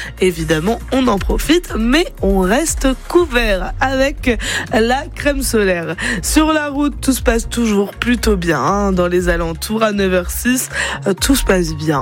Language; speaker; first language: French; native; French